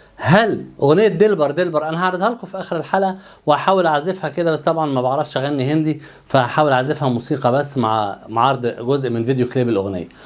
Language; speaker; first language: Arabic; native; Arabic